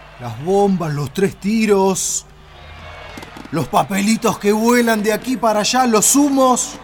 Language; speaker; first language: Spanish; native; Spanish